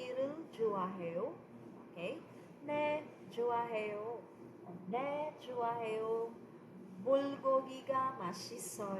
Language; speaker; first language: Korean; non-native, fluent; Filipino